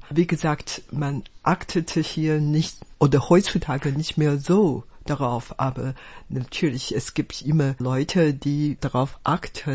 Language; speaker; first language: German; non-native, fluent; Chinese